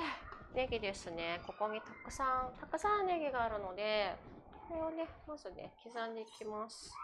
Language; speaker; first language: Japanese; native; Japanese